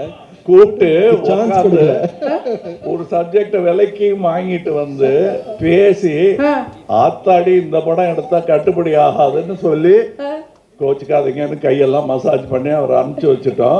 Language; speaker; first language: Tamil; native; Tamil